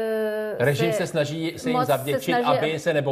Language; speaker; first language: Czech; native; Czech